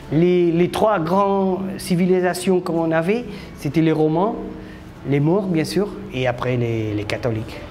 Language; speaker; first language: French; non-native, fluent; Portuguese